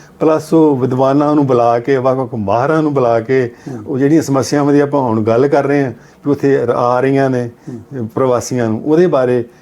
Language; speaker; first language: Punjabi; native; Punjabi